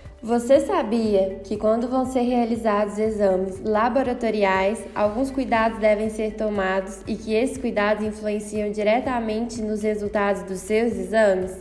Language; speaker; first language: Portuguese; native; Portuguese